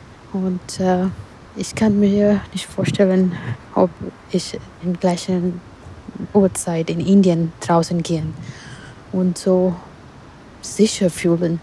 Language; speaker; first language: German; non-native, learner; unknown